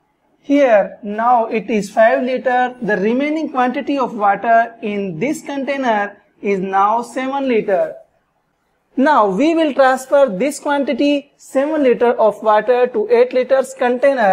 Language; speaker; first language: English; non-native, local second language; Hindi